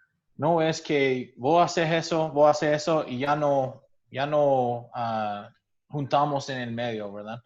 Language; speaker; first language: Spanish; non-native, fluent; English